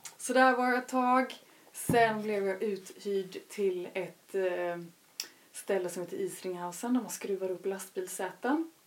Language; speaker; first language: Swedish; native; Swedish